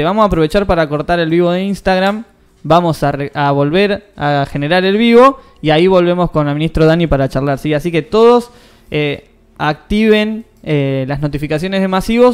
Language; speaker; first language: Spanish; native; Spanish